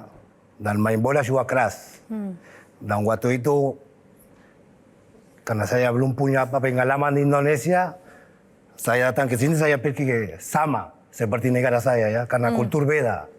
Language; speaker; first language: Indonesian; non-native, fluent; Spanish